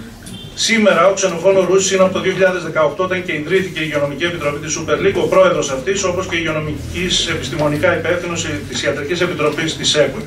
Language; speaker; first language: Greek; native; Greek